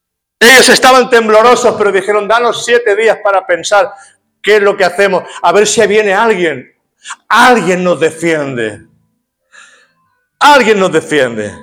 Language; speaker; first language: Spanish; native; Spanish